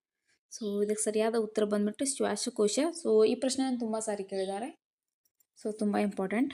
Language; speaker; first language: Kannada; native; Kannada